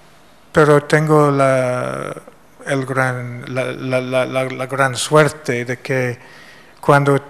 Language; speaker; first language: Spanish; non-native, fluent; English